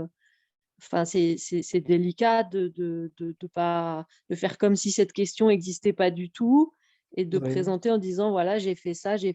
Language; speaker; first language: French; native; French